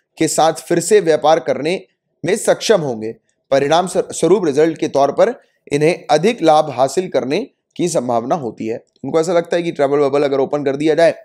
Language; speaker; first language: Hindi; native; Hindi